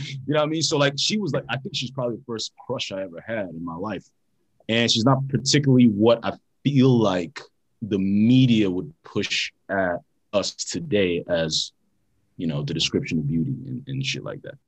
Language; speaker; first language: English; non-native, local second language; Yoruba